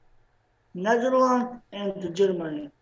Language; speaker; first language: English; non-native, learner; Slovenian